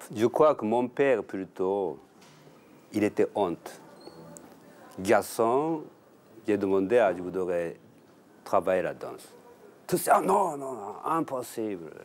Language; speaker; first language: French; non-native, learner; Japanese